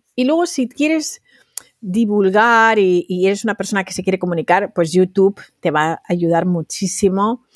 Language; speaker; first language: Spanish; native; Spanish